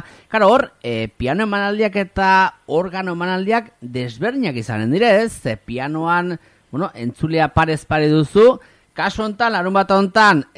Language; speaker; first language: Basque; native; Basque